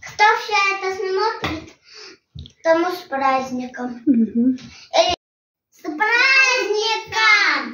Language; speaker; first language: Russian; early bilingual, other home language; Tajik